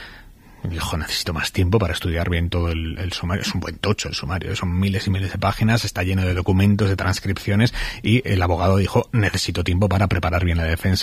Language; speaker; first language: Spanish; native; Spanish